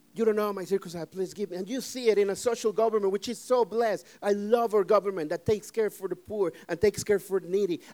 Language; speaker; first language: English; non-native, fluent; Spanish